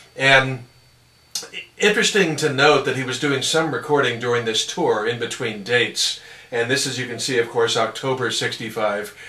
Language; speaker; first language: English; native; English